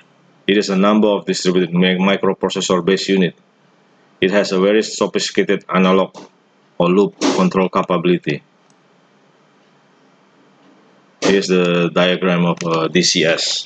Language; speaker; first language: English; non-native, fluent; Indonesian